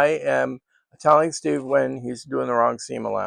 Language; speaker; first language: English; native; English